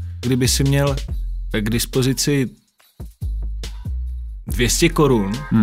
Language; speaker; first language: Czech; native; Czech